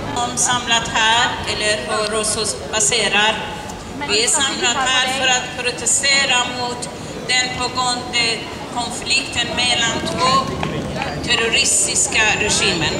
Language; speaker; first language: Swedish; non-native, learner; Persian